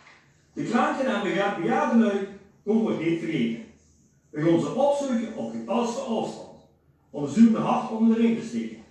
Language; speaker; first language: Dutch; native; Dutch